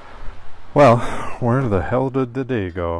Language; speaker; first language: English; native; English